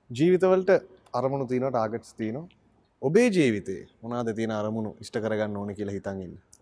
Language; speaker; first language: Sinhala; native; Sinhala